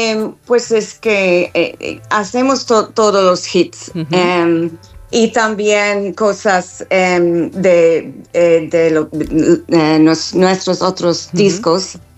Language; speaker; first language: Spanish; non-native, fluent; English